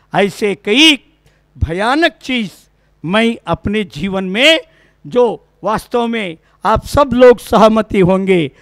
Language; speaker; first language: Hindi; non-native, local second language; Kannada